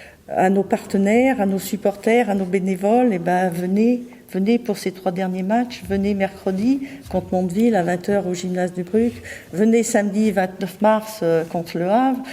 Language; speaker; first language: French; native; French